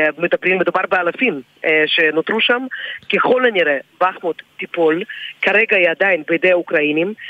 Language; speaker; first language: Hebrew; non-native, fluent; Russian